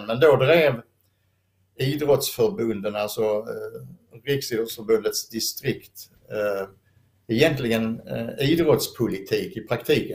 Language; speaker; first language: Swedish; native; Swedish